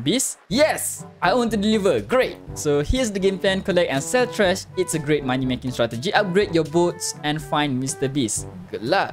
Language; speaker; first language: English; non-native, local second language; Malay